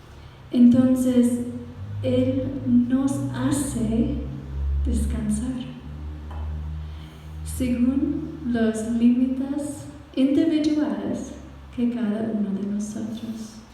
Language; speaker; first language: Spanish; non-native, fluent; English